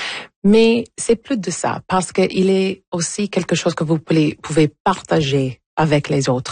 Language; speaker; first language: French; non-native, local second language; English